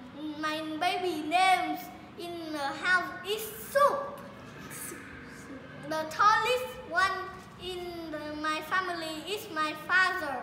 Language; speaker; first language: English; non-native, learner; Vietnamese